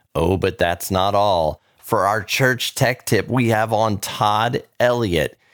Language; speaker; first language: English; native; English